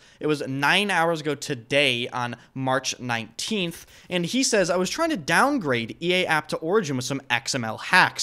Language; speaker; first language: English; native; English